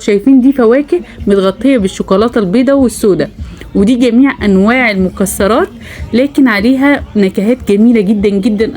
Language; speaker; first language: Arabic; native; Arabic